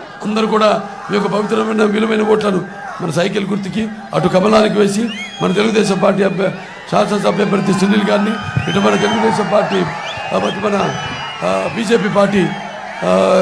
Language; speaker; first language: Telugu; native; Telugu